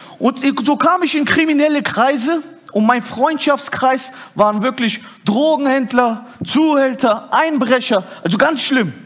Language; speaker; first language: German; early bilingual, other home language; Turkish